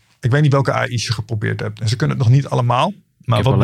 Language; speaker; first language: Dutch; native; Dutch